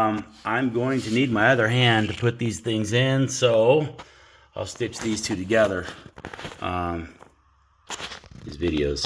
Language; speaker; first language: English; native; English